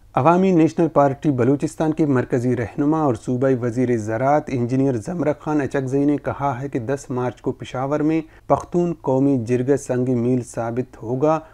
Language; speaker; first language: Urdu; non-native, local second language; Baluchi